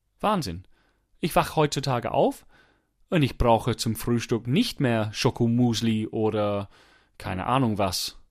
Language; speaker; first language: German; non-native, fluent; English